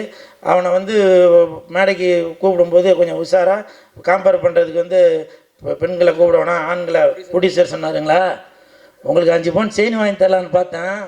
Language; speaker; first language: Tamil; native; Tamil